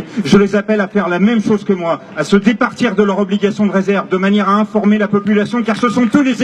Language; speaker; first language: French; native; French